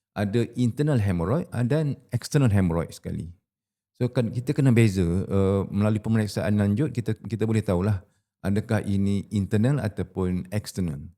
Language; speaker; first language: Malay; native; Malay